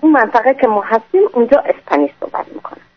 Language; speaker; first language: Persian; non-native, fluent; French